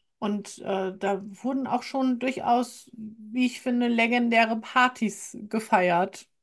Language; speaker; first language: German; native; German